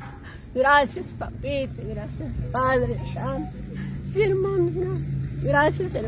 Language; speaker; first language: Spanish; non-native, local second language; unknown